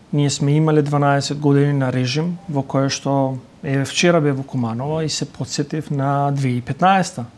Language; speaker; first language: Macedonian; non-native, local second language; Albanian